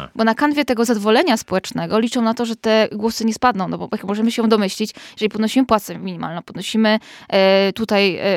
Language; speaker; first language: Polish; native; Polish